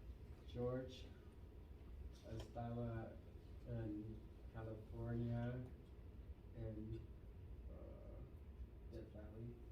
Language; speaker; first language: Spanish; non-native, learner; English